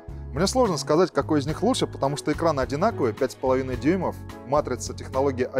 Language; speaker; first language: Russian; native; Russian